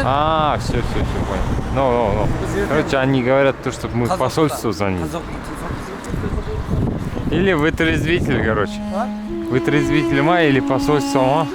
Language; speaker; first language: Russian; non-native, local second language; Kazakh